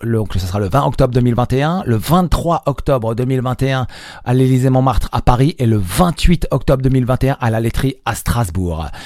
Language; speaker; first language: French; native; French